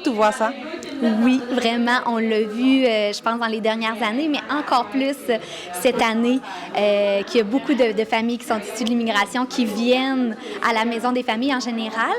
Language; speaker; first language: French; native; French